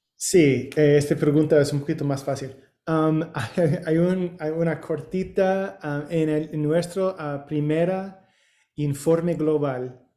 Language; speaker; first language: Spanish; non-native, learner; English